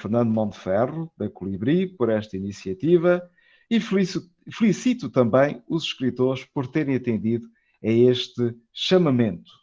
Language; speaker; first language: Portuguese; native; Portuguese